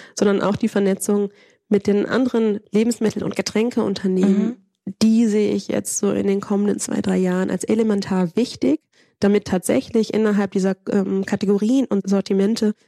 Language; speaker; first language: German; early bilingual, other home language; Spanish